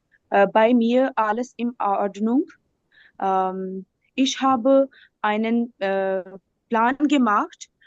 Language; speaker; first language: German; non-native, learner; Urdu